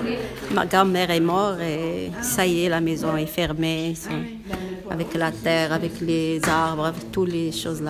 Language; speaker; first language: French; non-native, learner; Arabic